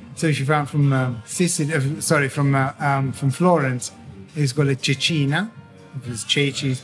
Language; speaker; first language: English; non-native, fluent; Italian